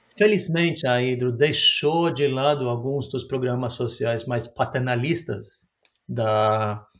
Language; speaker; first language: Portuguese; non-native, fluent; Norwegian